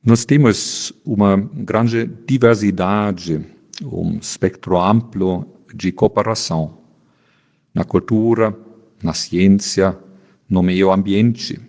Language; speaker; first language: Portuguese; non-native, fluent; German